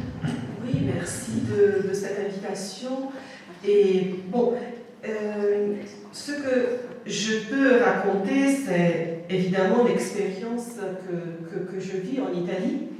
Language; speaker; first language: French; non-native, fluent; Italian